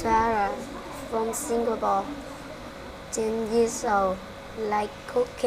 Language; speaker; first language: English; non-native, learner; Vietnamese